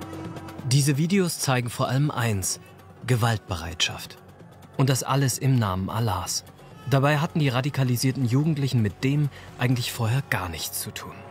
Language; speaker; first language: German; native; German